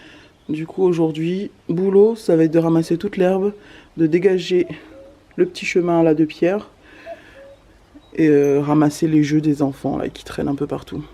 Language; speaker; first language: French; native; French